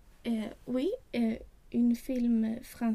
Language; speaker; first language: French; non-native, learner; Swedish